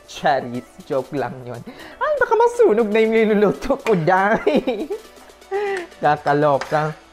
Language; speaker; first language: Filipino; native; Filipino